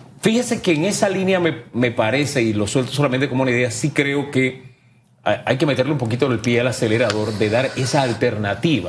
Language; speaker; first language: Spanish; native; Spanish